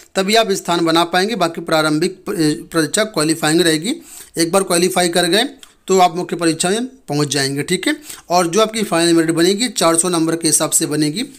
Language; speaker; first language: Hindi; native; Hindi